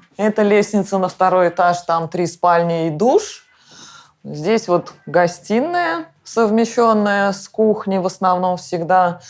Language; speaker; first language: Russian; native; Russian